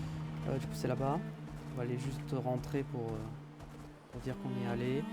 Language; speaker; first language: French; native; French